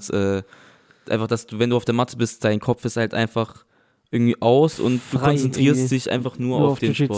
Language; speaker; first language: German; native; German